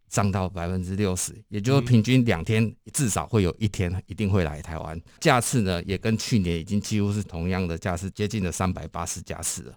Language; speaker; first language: Chinese; native; Chinese